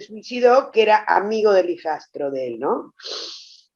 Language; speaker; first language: Spanish; native; Spanish